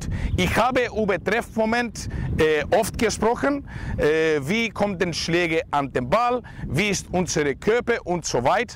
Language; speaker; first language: German; non-native, fluent; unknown